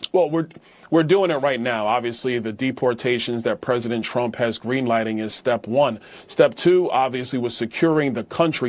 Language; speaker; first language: English; native; English